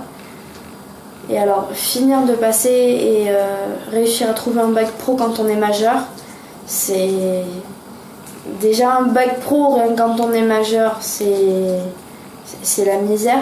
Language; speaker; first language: French; native; French